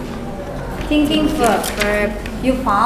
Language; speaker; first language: English; non-native, learner; Indonesian